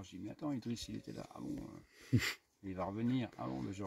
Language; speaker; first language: French; native; French